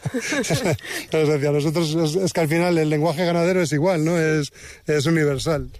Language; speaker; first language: Spanish; native; Spanish